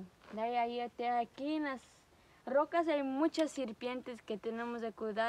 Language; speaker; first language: Spanish; early bilingual, heritage; Spanish